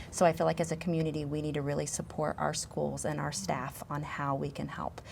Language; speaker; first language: English; native; English